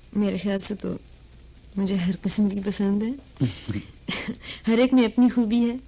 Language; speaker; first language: Urdu; native; Urdu